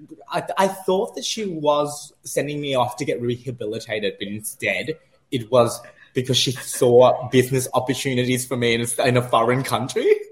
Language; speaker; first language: English; early bilingual, other home language; Vietnamese